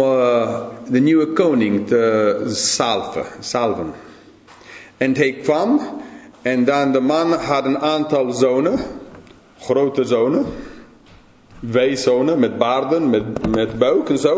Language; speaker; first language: Dutch; non-native, fluent; English